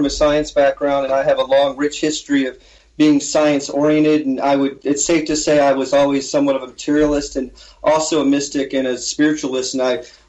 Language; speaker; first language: English; native; English